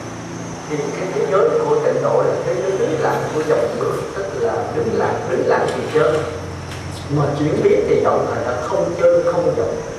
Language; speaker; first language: Vietnamese; native; Vietnamese